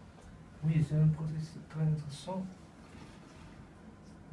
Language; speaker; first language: French; non-native, learner; Dutch